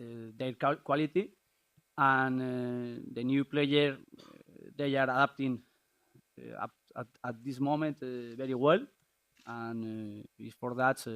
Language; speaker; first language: English; non-native, learner; Spanish